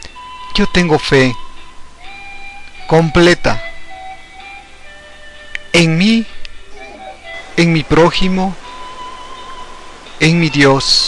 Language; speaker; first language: Spanish; native; Spanish